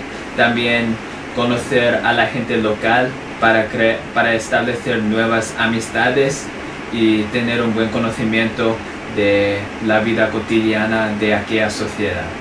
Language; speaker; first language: Spanish; non-native, fluent; English